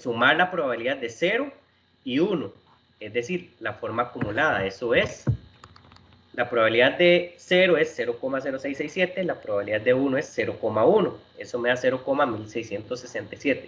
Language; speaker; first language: Spanish; native; Spanish